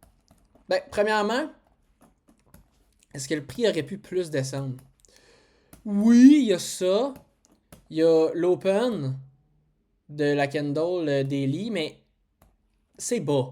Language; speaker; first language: French; native; French